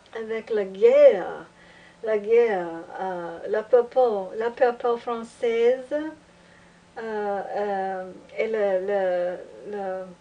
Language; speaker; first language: French; non-native, learner; English